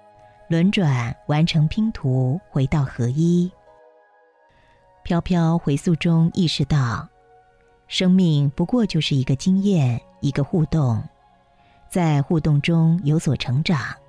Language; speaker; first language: Chinese; native; Chinese